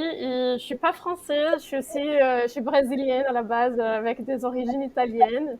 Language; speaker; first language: French; non-native, fluent; Portuguese